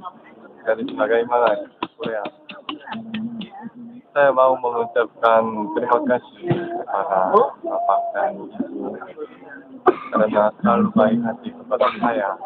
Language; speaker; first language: Indonesian; non-native, learner; Korean